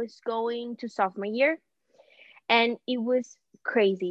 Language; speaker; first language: English; non-native, fluent; Spanish